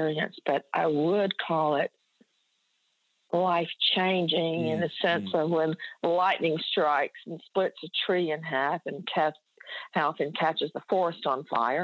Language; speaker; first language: English; native; English